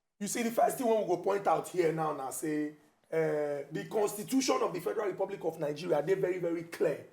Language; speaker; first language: Nigerian Pidgin; non-native, local second language; Igbo